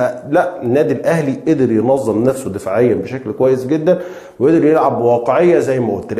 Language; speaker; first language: Arabic; native; Arabic